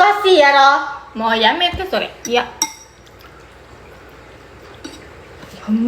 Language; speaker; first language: Japanese; non-native, learner; Indonesian